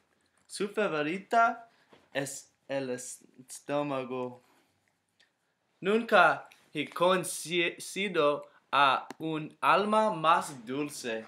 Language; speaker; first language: Spanish; non-native, learner; English